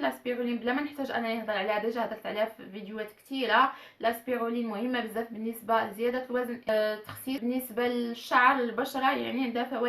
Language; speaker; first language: Arabic; native; Arabic